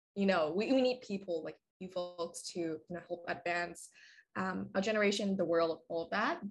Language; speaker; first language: English; non-native, fluent; Vietnamese